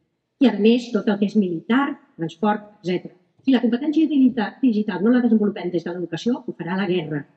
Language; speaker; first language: Catalan; native; Catalan